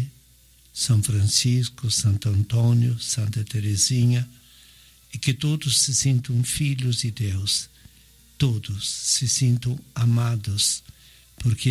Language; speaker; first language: Portuguese; non-native, fluent; Italian